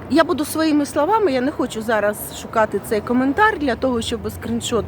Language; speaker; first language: Ukrainian; non-native, local second language; Russian